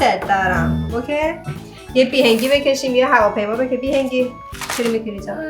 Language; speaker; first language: Korean; non-native, learner; Persian